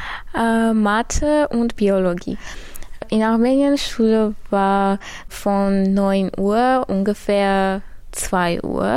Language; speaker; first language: German; early bilingual, other home language; Armenian